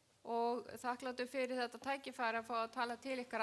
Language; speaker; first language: Icelandic; non-native, fluent; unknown